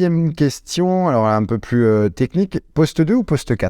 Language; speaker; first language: French; native; French